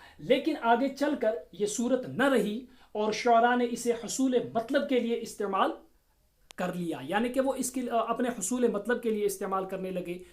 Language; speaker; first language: Urdu; non-native, local second language; Kashmiri